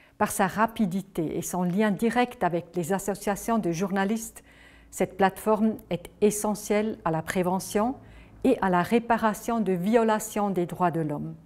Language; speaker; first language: French; non-native, local second language; German